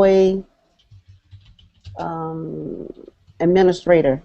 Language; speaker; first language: Spanish; non-native, learner; English